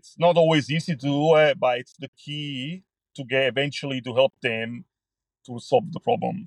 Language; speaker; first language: English; non-native, fluent; Italian